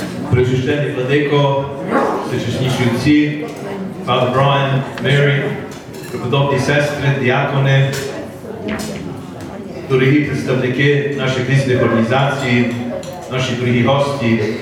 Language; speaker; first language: Ukrainian; early bilingual, heritage; Ukrainian